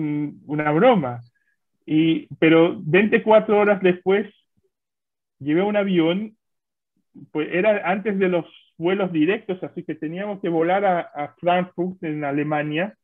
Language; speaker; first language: Spanish; non-native, fluent; Hebrew